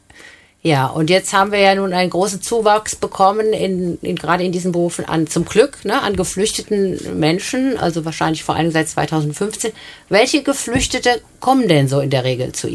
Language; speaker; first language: German; native; German